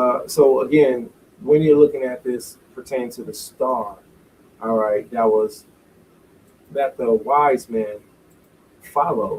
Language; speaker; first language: English; native; English